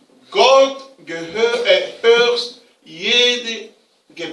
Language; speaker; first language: German; non-native, learner; Romanian